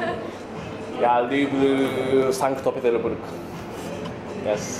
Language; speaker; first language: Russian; non-native, learner; Japanese